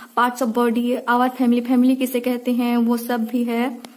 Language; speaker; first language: Hindi; non-native, local second language; Odia